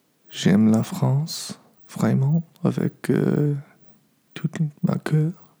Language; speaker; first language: French; non-native, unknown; English